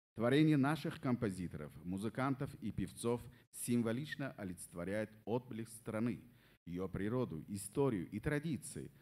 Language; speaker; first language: Russian; non-native, local second language; Persian